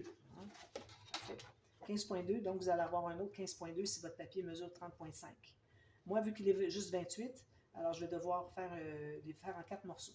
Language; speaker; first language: French; native; French